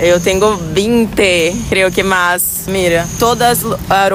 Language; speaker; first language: Spanish; non-native, fluent; Portuguese